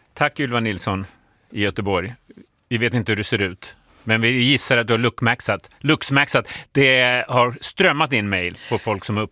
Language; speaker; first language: Swedish; native; Swedish